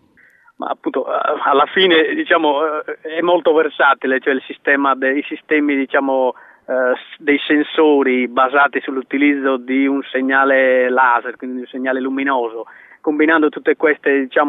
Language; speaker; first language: Italian; native; Italian